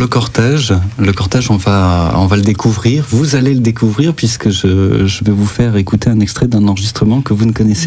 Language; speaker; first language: French; native; French